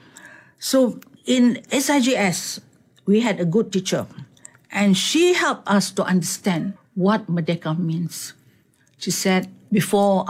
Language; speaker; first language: English; non-native, local second language; Malay